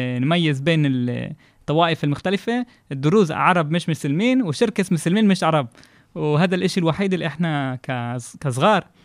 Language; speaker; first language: Arabic; non-native, fluent; Hebrew